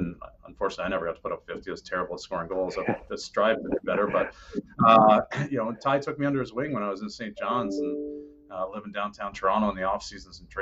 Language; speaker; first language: English; native; English